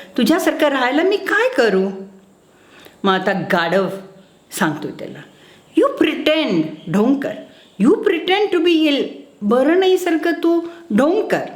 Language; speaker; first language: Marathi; non-native, local second language; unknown